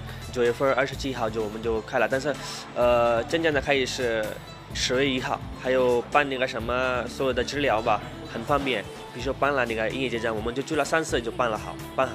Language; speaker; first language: Chinese; non-native, learner; Hindi